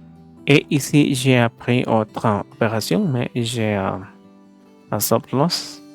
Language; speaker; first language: French; non-native, learner; Spanish